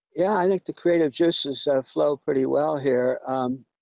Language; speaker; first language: English; native; English